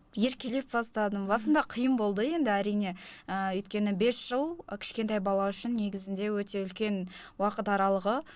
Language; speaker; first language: Kazakh; non-native, local second language; Russian